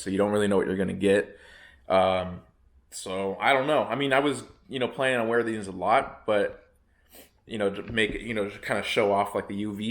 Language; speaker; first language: English; native; English